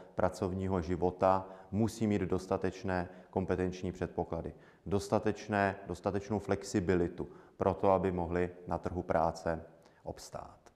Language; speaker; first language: Czech; native; Czech